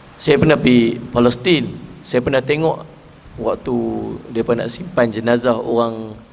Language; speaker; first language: Malay; native; Malay